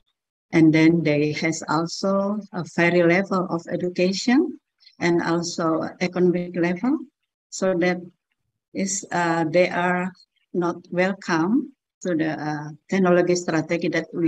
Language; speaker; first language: English; non-native, learner; Indonesian